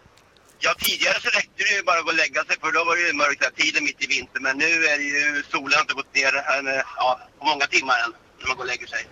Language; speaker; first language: Swedish; native; Swedish